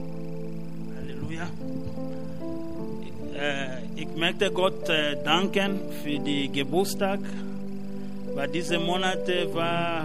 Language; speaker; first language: German; non-native, learner; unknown